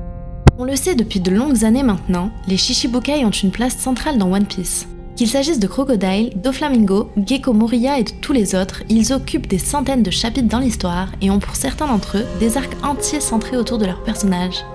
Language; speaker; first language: French; native; French